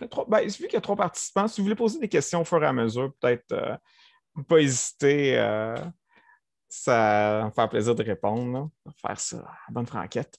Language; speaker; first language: French; native; French